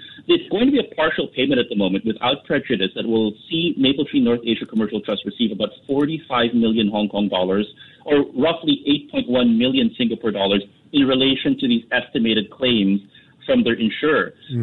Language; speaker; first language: English; non-native, local second language; Filipino